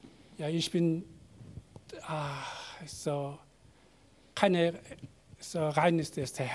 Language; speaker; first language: German; non-native, learner; Korean